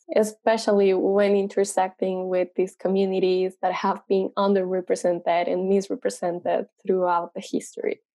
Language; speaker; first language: English; non-native, fluent; Spanish